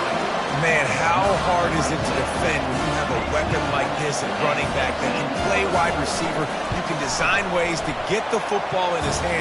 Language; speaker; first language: English; native; English